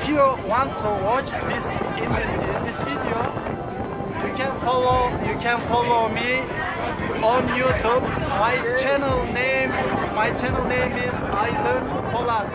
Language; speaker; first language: English; non-native, learner; Turkish